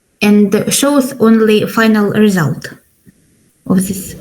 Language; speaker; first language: English; non-native, learner; Ukrainian